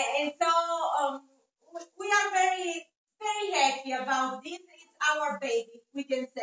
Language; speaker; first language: English; non-native, fluent; Italian